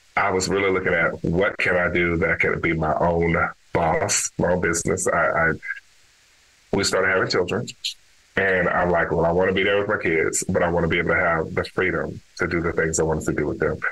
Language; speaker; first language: English; native; English